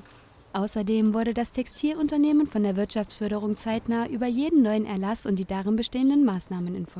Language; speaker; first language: German; native; German